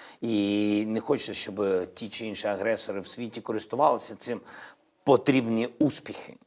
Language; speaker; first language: Ukrainian; non-native, local second language; Russian